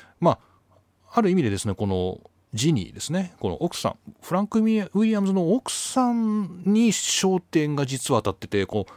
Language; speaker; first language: Japanese; native; Japanese